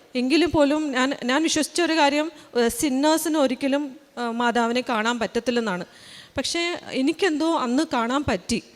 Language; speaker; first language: Malayalam; early bilingual, heritage; Malayalam